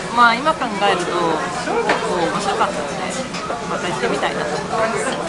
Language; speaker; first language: Japanese; native; Japanese